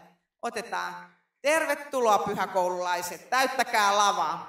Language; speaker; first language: Finnish; native; Finnish